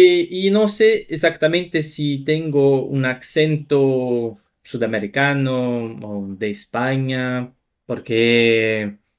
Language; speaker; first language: Spanish; non-native, fluent; Portuguese